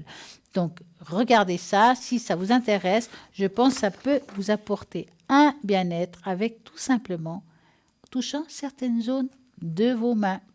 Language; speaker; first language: French; native; French